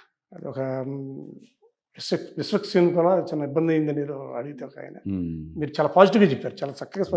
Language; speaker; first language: Telugu; native; Telugu